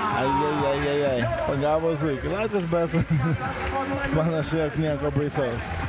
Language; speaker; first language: Lithuanian; native; Lithuanian